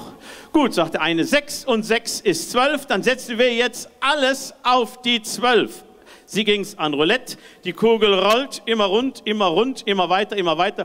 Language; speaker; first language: German; native; German